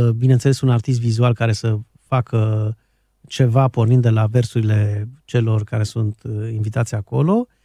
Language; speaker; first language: Romanian; native; Romanian